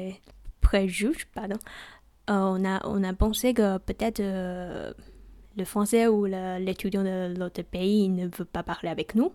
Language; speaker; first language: French; non-native, fluent; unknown